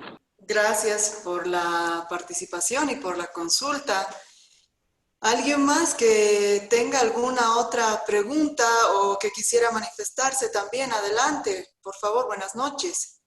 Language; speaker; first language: Spanish; native; Spanish